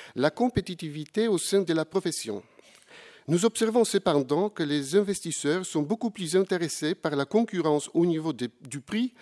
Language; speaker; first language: French; non-native, fluent; Polish